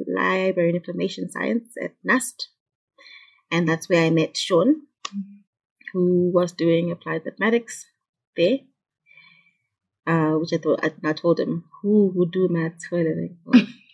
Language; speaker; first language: English; non-native, local second language; Shona